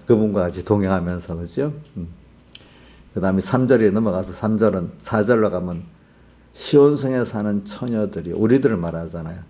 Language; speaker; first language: Korean; native; Korean